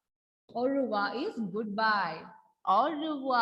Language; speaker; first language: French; non-native, fluent; Malayalam